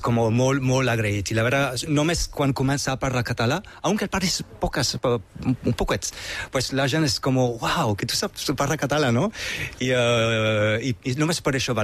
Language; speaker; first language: Catalan; non-native, fluent; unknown